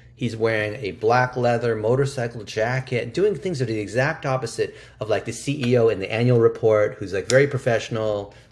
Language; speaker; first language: English; early bilingual, other home language; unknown